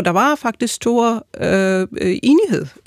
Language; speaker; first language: Danish; non-native, fluent; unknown